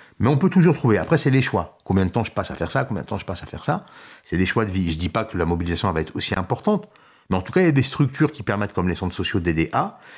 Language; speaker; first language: French; early bilingual, other home language; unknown